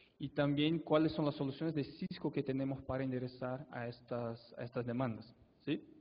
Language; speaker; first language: Spanish; non-native, fluent; Portuguese